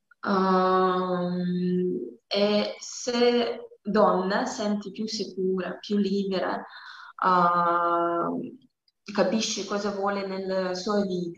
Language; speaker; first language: Italian; non-native, learner; Russian